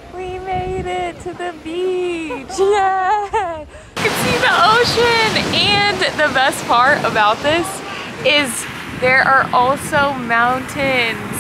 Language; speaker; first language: English; native; English